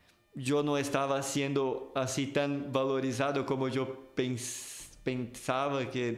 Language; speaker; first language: Spanish; non-native, fluent; Portuguese